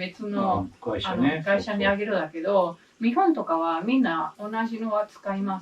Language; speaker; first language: Japanese; non-native, learner; English